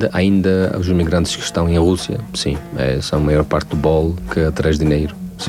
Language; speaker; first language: Portuguese; non-native, fluent; Tajik